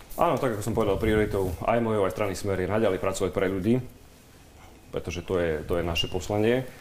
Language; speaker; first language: Slovak; native; Slovak